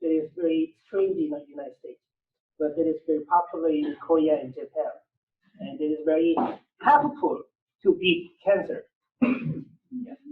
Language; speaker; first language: English; non-native, learner; Korean